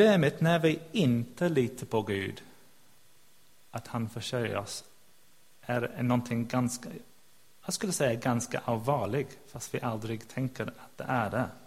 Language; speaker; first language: Swedish; non-native, fluent; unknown